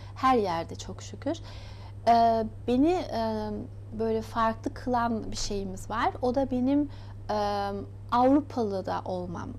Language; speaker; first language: Turkish; early bilingual, heritage; Turkish